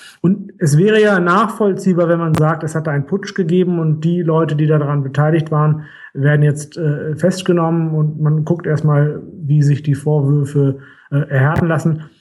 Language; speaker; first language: German; native; German